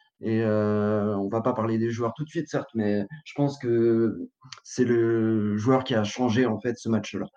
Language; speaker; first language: French; native; French